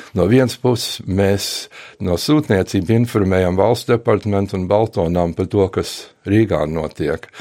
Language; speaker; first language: Latvian; early bilingual, heritage; Latvian